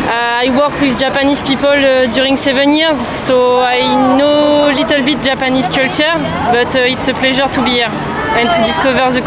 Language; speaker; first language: English; non-native, fluent; French